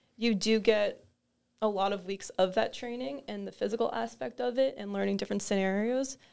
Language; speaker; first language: English; native; English